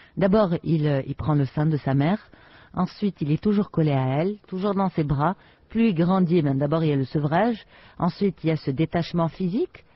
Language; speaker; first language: French; non-native, local second language; Arabic